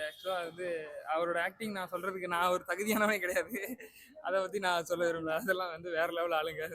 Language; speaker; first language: Tamil; non-native, local second language; Malayalam